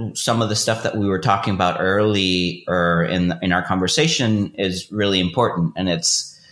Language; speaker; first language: English; non-native, fluent; Spanish